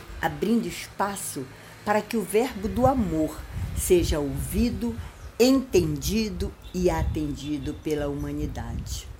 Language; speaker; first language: Portuguese; native; Portuguese